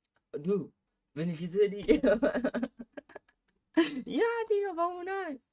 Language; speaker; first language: German; non-native, learner; Swahili